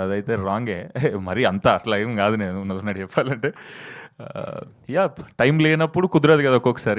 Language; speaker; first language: Telugu; native; Telugu